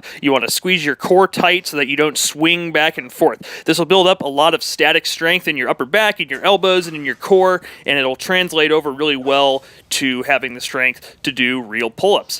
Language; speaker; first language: English; native; English